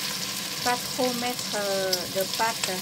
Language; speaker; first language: French; non-native, fluent; Vietnamese